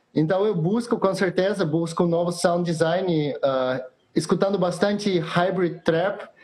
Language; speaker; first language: Portuguese; non-native, fluent; Russian